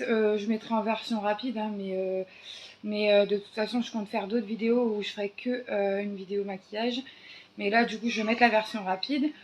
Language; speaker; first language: French; native; French